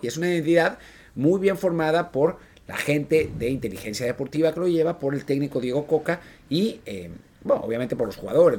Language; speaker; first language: Spanish; native; Spanish